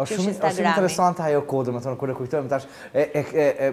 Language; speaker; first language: Albanian; native; Albanian